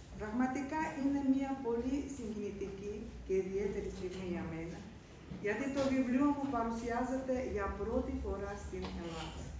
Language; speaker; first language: Greek; non-native, fluent; Russian